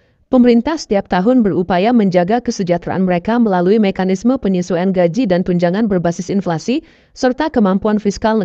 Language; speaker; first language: Indonesian; native; Indonesian